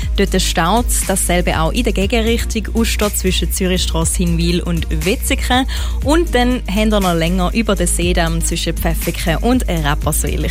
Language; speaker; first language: German; native; German